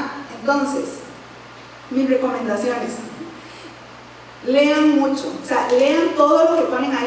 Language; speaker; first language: Spanish; native; Spanish